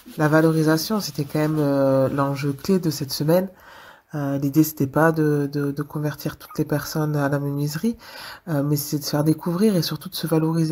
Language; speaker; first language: French; native; French